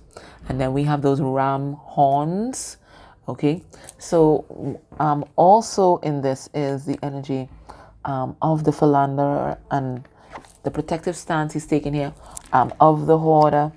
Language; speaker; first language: English; native; English